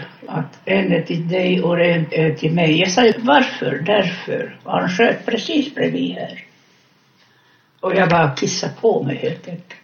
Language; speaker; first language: Swedish; non-native, fluent; Finnish